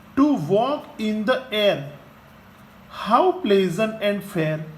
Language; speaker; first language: English; non-native, local second language; Gujarati